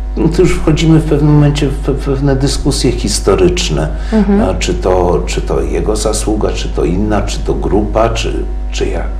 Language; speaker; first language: Polish; early bilingual, heritage; Polish